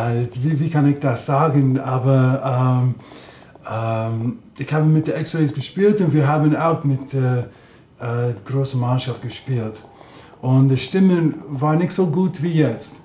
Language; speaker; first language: German; non-native, learner; English